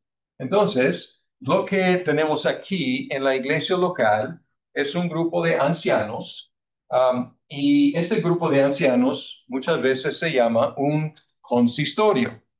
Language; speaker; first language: Spanish; non-native, fluent; English